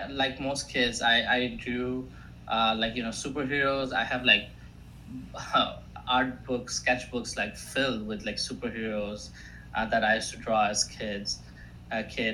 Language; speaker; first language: English; non-native, local second language; Assamese